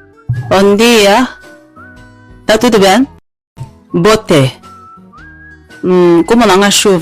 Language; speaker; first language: Portuguese; non-native, learner; Chinese